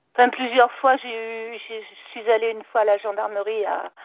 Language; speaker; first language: French; native; French